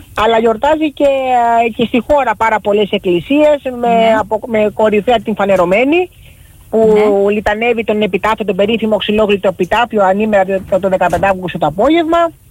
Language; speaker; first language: Greek; native; Greek